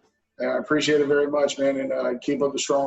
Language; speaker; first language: English; native; English